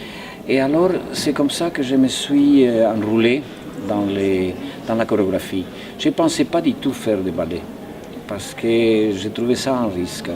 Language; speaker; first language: French; non-native, fluent; Spanish